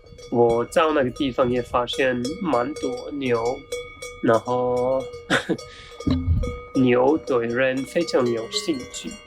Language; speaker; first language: Chinese; non-native, fluent; German